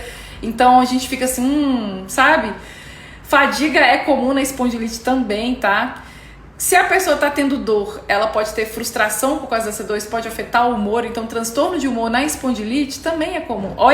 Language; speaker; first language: Portuguese; native; Portuguese